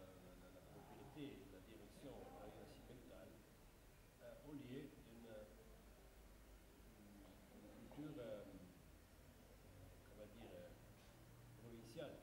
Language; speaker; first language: French; non-native, fluent; Italian